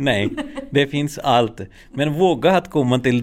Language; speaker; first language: Swedish; non-native, fluent; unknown